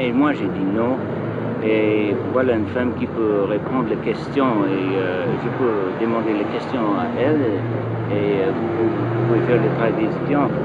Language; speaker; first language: French; non-native, fluent; English